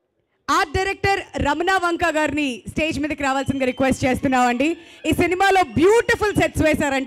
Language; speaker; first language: Telugu; native; Telugu